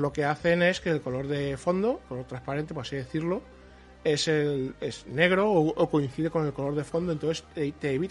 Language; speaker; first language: Spanish; native; Spanish